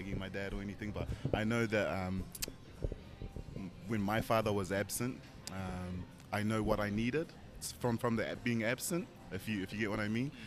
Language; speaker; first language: English; early bilingual, other home language; Tongan